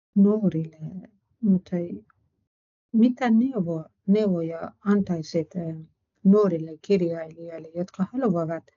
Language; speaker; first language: Finnish; non-native, fluent; Persian